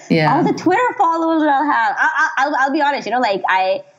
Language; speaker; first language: English; non-native, local second language; Urdu